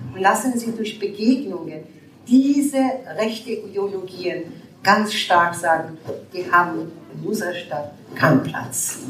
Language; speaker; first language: German; non-native, fluent; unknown